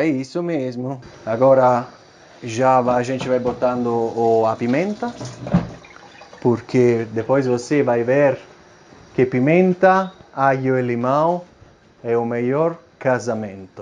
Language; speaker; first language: Portuguese; non-native, fluent; Italian